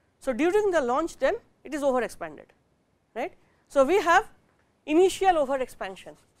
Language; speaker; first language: English; non-native, local second language; Bangla